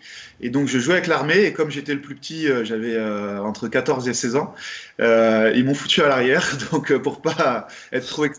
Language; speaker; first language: French; native; French